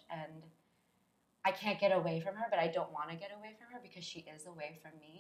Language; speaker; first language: English; native; English